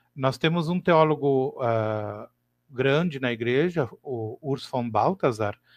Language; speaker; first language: Portuguese; native; Portuguese